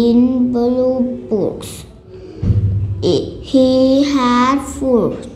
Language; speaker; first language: English; non-native, learner; Vietnamese